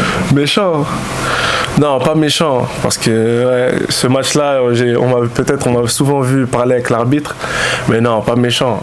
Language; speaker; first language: French; native; French